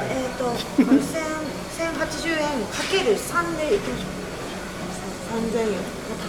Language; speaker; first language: Japanese; native; Japanese